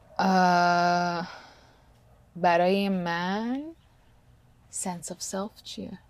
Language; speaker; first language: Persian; early bilingual, heritage; Persian